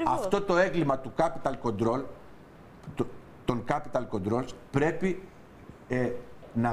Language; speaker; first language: Greek; native; Greek